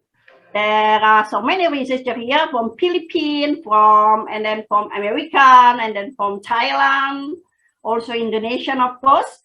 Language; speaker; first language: English; non-native, fluent; Indonesian